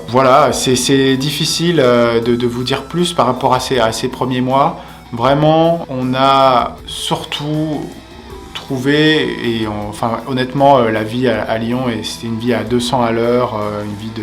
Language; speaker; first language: French; native; French